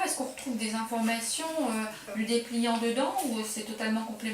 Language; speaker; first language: French; native; French